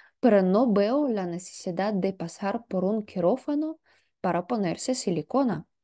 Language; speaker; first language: Spanish; non-native, fluent; Russian